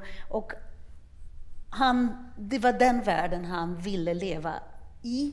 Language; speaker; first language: Swedish; non-native, fluent; Polish